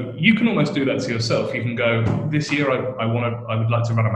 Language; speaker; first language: English; native; English